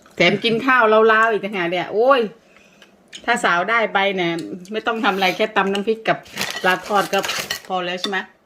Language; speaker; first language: Thai; non-native, local second language; Khmer